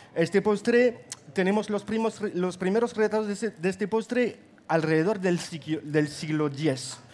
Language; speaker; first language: Spanish; non-native, fluent; French